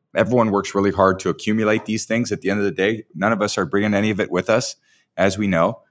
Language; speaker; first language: English; native; English